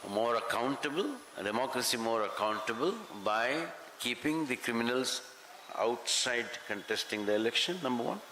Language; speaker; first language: English; non-native, local second language; Kannada